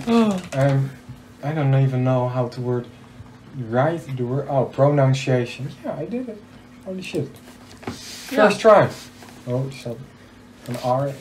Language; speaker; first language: English; non-native, fluent; Dutch